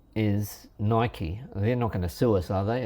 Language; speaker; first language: English; native; English